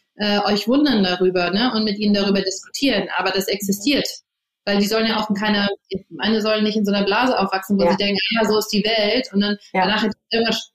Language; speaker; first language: German; early bilingual, other home language; English